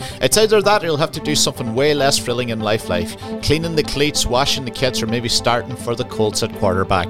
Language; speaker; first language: English; native; English